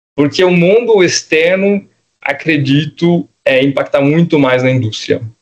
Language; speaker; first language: Portuguese; non-native, fluent; French